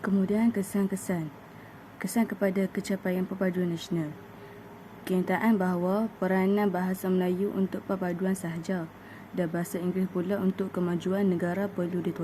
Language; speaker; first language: Malay; native; Malay